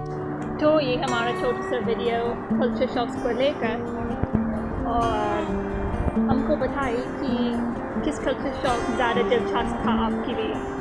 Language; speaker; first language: Hindi; non-native, learner; English